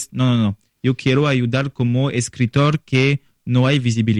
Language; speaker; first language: Spanish; non-native, learner; French